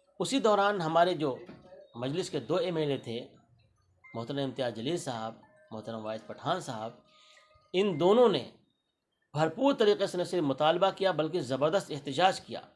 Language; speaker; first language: Urdu; native; Urdu